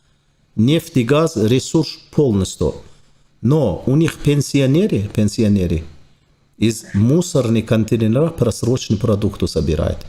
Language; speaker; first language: Russian; non-native, fluent; Turkish